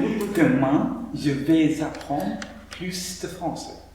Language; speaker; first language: French; non-native, learner; English